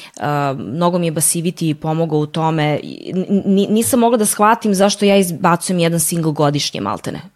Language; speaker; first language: Serbian; early bilingual, heritage; Serbian